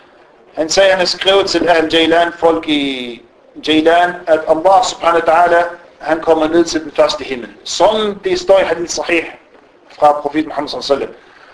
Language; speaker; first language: Danish; non-native, fluent; Arabic